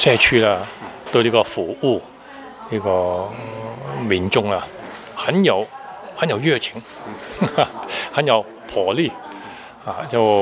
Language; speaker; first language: Chinese; non-native, fluent; Cantonese